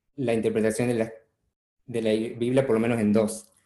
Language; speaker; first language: Spanish; native; Spanish